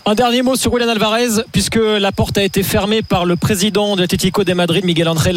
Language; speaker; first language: French; native; French